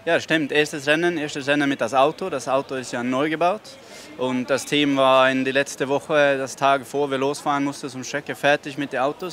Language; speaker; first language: German; non-native, fluent; Swedish